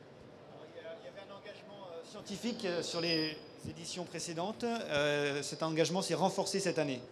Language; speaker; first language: French; native; French